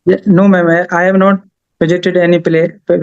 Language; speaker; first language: English; non-native, learner; Haryanvi